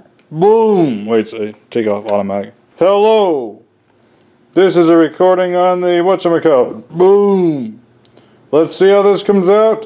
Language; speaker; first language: English; native; English